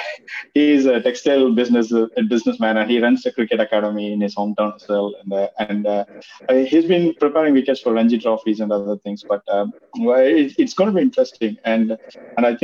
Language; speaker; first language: English; non-native, local second language; Tamil